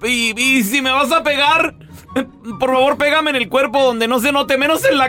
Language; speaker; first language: Spanish; native; Spanish